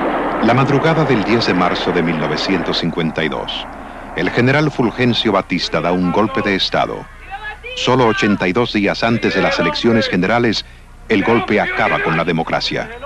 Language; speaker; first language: Spanish; native; Spanish